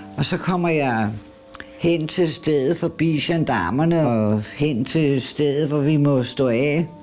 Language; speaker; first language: Danish; native; Danish